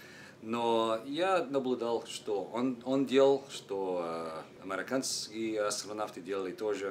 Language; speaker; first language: Russian; non-native, learner; English